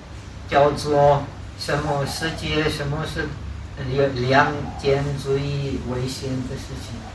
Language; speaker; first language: Chinese; non-native, fluent; Czech